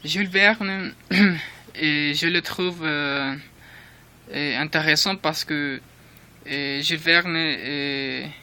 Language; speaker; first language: French; non-native, learner; Spanish